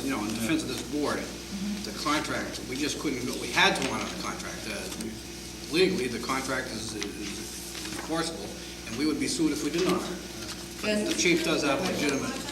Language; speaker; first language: English; native; English